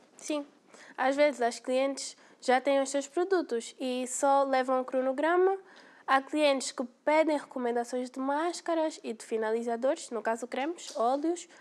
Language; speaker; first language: Portuguese; native; Portuguese